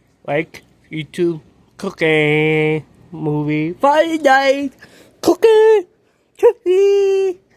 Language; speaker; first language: English; non-native, learner; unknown